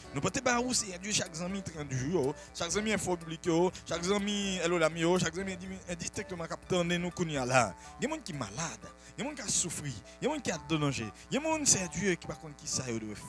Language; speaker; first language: French; non-native, local second language; Haitian Creole